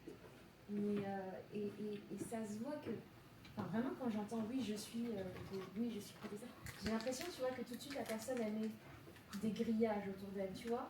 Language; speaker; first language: French; native; French